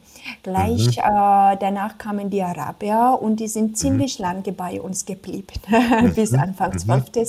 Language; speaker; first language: German; non-native, fluent; Georgian